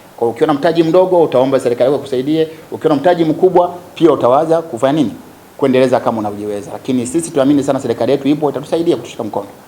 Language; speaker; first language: Swahili; native; Swahili